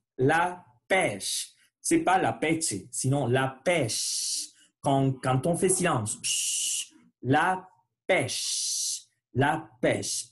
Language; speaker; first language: French; non-native, learner; Spanish